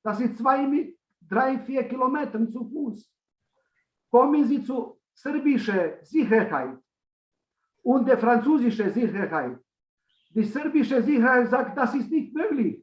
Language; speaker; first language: German; non-native, learner; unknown